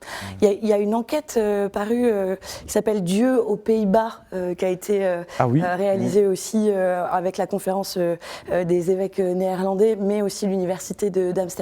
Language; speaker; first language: French; native; French